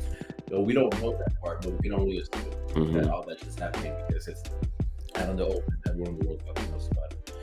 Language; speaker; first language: English; native; English